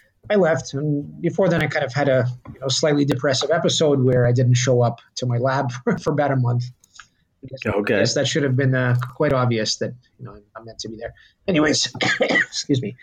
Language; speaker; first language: English; early bilingual, other home language; Russian